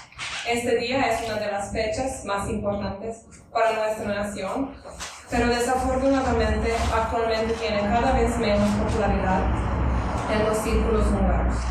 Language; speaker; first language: Spanish; non-native, fluent; Hungarian